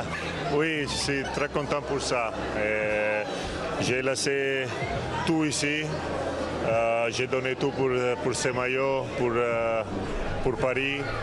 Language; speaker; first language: French; non-native, learner; Italian